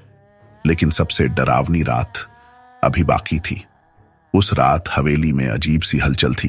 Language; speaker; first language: Hindi; native; Hindi